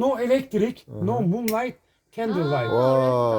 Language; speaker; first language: English; non-native, learner; Turkish